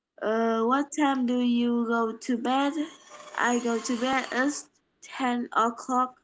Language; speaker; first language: English; non-native, learner; Polish